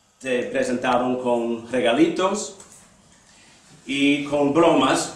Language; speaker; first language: Spanish; non-native, fluent; English